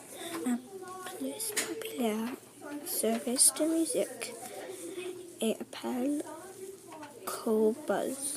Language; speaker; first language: French; non-native, learner; English